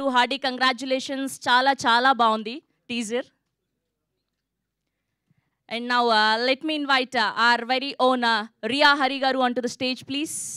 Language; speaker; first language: Telugu; native; Telugu